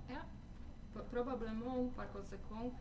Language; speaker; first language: French; non-native, fluent; Polish